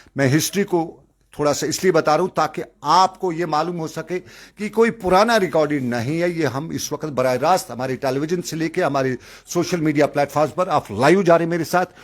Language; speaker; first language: Urdu; non-native, local second language; Kashmiri